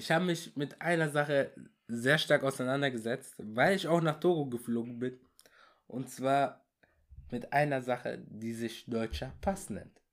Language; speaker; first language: German; early bilingual, other home language; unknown